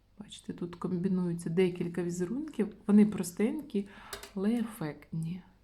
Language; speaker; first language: Ukrainian; non-native, local second language; Russian